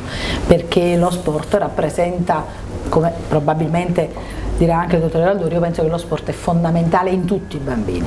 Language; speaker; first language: Italian; native; Italian